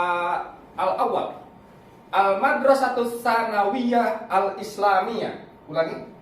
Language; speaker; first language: Arabic; non-native, fluent; Indonesian